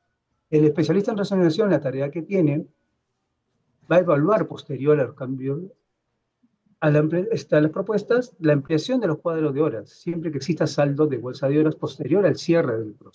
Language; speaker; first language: Spanish; native; Spanish